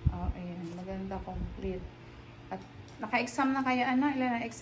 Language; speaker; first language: Filipino; native; Filipino